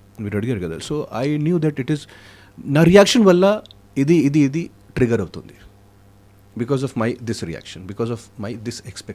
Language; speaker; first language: Telugu; non-native, fluent; Hindi